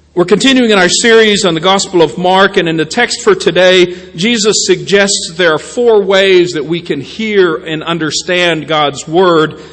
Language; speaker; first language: English; native; English